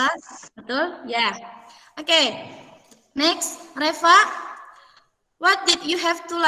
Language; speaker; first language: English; non-native, fluent; Indonesian